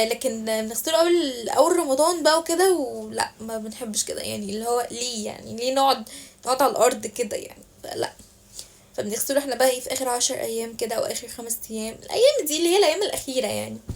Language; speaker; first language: Arabic; native; Arabic